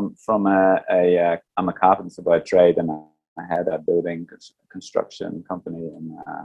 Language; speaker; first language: English; native; English